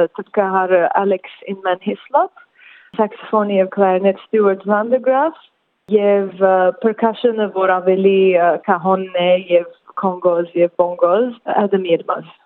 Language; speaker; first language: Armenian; early bilingual, heritage; Armenian